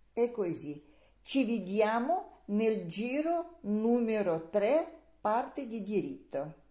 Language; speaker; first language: Italian; non-native, learner; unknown